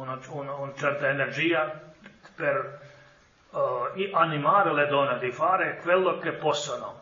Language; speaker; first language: Italian; non-native, fluent; Croatian